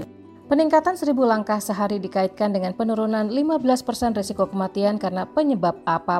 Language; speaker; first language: Indonesian; native; Indonesian